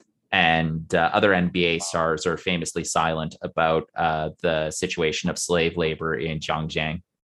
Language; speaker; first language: English; native; English